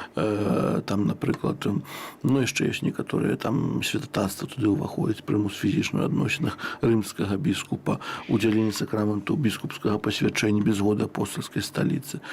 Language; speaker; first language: Belarusian; native; Belarusian